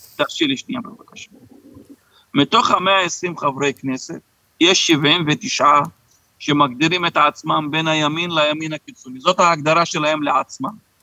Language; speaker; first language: Hebrew; non-native, local second language; Arabic